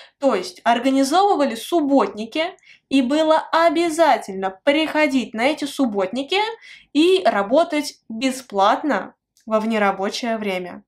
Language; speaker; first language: Russian; native; Russian